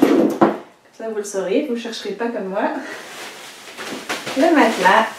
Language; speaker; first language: French; native; French